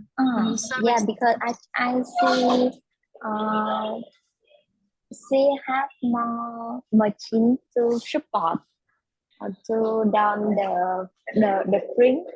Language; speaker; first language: English; non-native, learner; Vietnamese